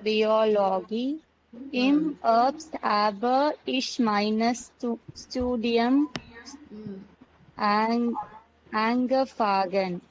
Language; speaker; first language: German; non-native, learner; Tamil